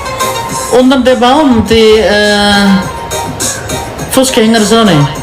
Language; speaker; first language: German; non-native, learner; Indonesian